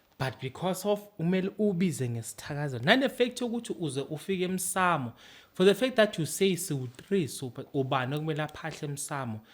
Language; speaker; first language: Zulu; native; Zulu